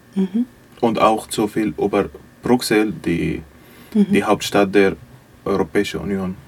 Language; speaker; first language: German; non-native, learner; Arabic